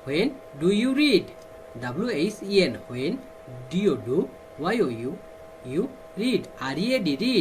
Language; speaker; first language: English; non-native, fluent; Bangla